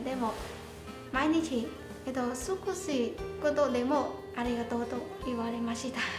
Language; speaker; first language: Japanese; non-native, learner; Burmese